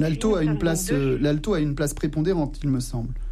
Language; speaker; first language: French; native; French